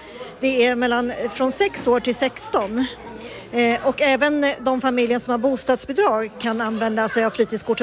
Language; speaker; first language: Swedish; native; Swedish